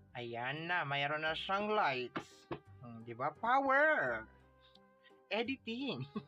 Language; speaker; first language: Filipino; non-native, local second language; Waray